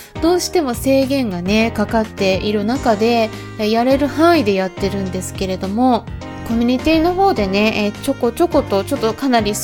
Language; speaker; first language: Japanese; native; Japanese